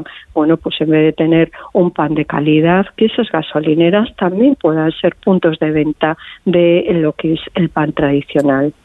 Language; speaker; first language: Spanish; native; Spanish